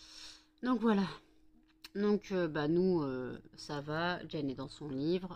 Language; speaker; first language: French; native; French